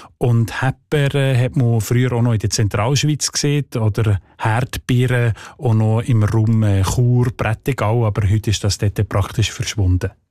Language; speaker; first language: German; native; German